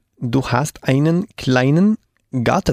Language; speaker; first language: German; non-native, learner; Spanish